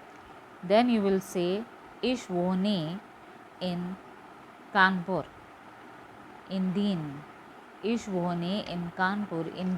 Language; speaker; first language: German; non-native, learner; Hindi